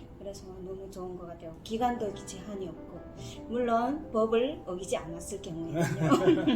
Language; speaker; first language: Korean; early bilingual, heritage; Korean